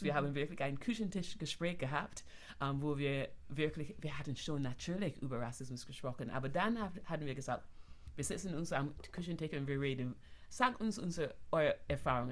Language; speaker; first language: German; non-native, fluent; English